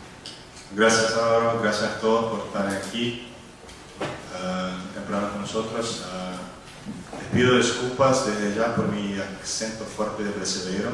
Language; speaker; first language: Spanish; non-native, fluent; Portuguese